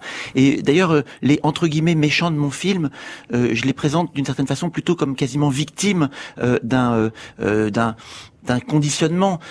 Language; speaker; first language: French; native; French